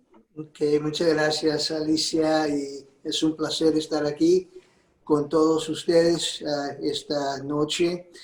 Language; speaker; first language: Spanish; early bilingual, heritage; Spanish